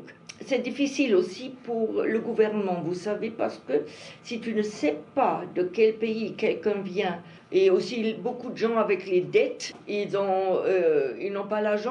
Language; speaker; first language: French; non-native, learner; German